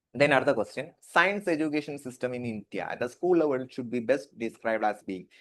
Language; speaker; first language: English; non-native, local second language; Malayalam